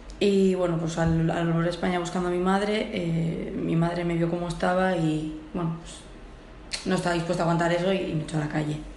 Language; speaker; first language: Spanish; early bilingual, heritage; Spanish